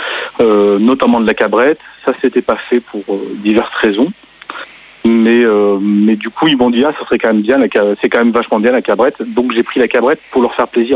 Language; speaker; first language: French; native; French